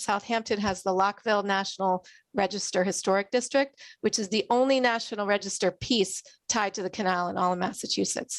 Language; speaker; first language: English; native; English